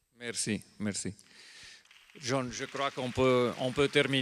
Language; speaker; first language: French; non-native, fluent; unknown